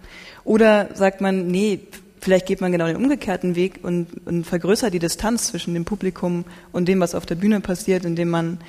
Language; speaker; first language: German; native; German